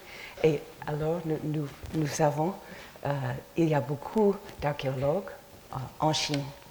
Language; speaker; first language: French; non-native, fluent; English